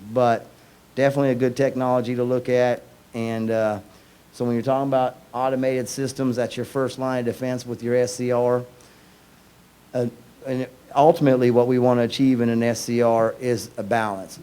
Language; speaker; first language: English; native; English